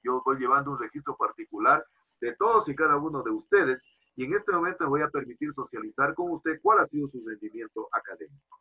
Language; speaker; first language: Spanish; native; Spanish